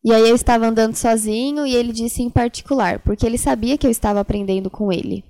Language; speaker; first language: Portuguese; native; Portuguese